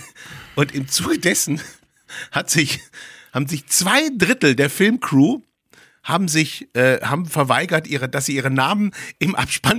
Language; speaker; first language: German; native; German